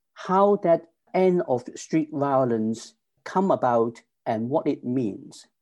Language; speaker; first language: English; non-native, local second language; Cantonese